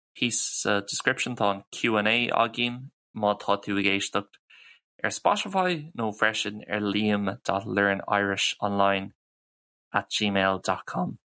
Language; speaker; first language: Irish; non-native, local second language; English